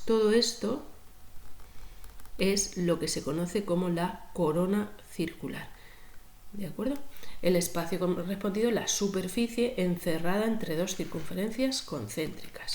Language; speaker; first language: Spanish; native; Spanish